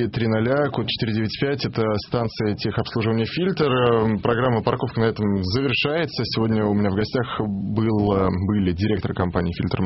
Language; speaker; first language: Russian; native; Russian